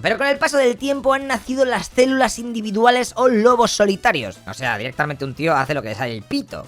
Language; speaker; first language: Spanish; native; Spanish